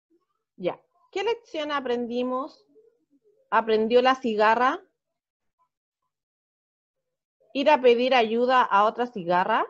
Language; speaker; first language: Spanish; native; Spanish